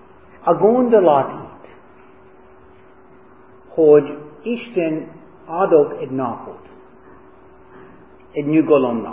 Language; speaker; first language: Hungarian; non-native, learner; English